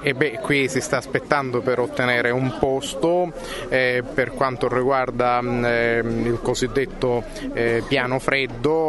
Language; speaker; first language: Italian; native; Italian